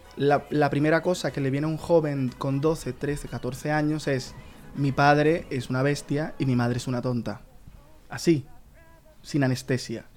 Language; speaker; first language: Spanish; native; Spanish